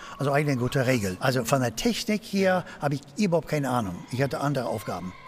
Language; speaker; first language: German; non-native, fluent; English